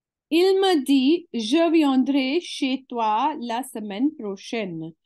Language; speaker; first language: French; non-native, fluent; Hindi